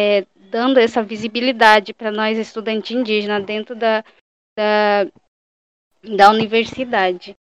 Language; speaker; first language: Portuguese; non-native, local second language; Guarani